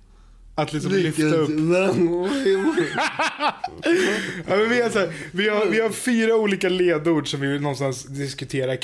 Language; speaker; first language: Swedish; native; Swedish